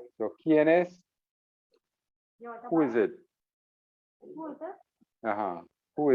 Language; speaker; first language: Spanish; non-native, fluent; English